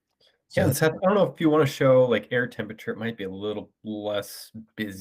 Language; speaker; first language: English; native; English